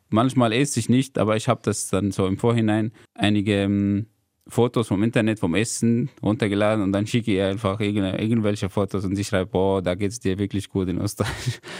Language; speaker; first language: German; non-native, fluent; Arabic